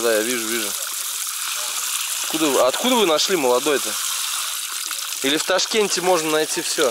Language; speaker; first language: Russian; native; Russian